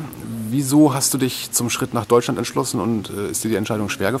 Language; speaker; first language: German; native; German